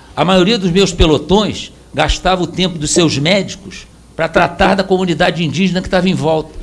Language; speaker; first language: Portuguese; native; Portuguese